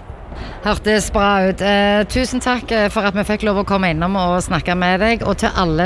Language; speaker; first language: Norwegian; native; Norwegian